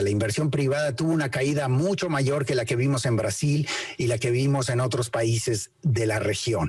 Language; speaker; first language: Spanish; native; Spanish